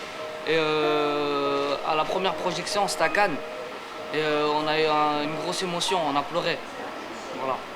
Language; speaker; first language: French; early bilingual, other home language; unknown